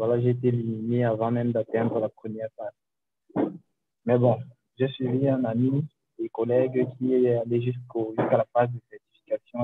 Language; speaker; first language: French; native; French